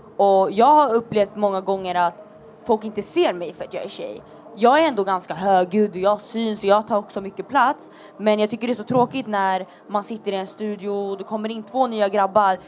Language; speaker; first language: Swedish; early bilingual, other home language; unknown